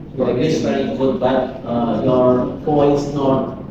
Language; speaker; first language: English; non-native, learner; Indonesian